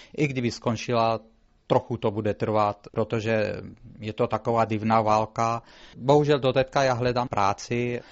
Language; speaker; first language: Czech; non-native, fluent; Arabic